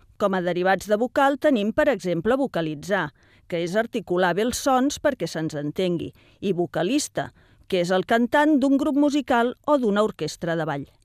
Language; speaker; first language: Catalan; native; Catalan